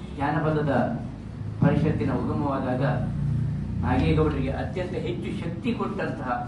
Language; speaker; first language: Kannada; non-native, local second language; Tulu